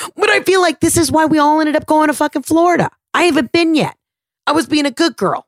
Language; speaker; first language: English; native; English